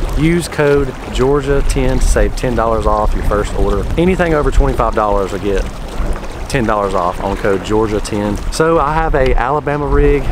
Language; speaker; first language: English; native; English